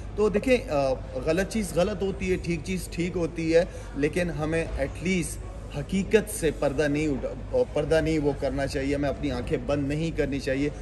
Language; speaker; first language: Urdu; non-native, local second language; Pashto